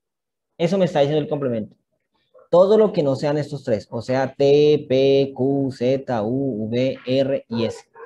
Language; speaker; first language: Spanish; native; Spanish